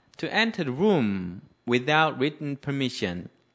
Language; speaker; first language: English; non-native, fluent; Korean